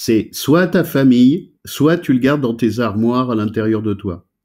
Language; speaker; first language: French; native; French